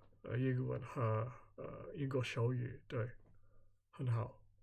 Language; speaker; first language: Chinese; non-native, learner; English